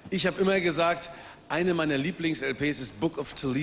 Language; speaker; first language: German; native; German